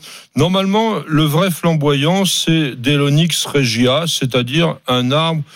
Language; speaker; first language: French; native; French